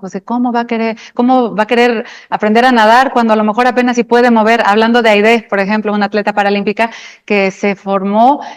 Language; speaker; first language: Spanish; native; Spanish